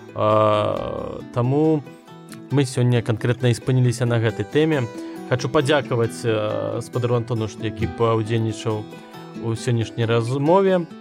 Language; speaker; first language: Belarusian; non-native, local second language; Russian